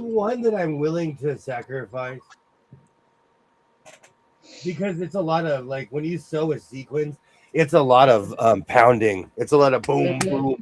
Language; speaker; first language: English; native; English